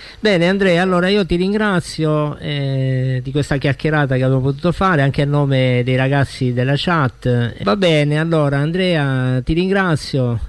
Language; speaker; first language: Italian; native; Italian